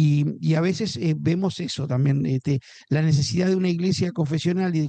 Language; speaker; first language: Spanish; native; Spanish